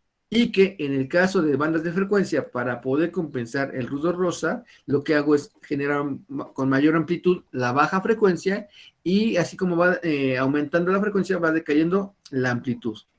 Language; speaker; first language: Spanish; native; Spanish